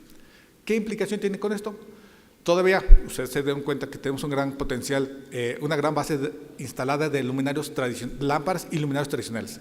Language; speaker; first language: Spanish; native; Spanish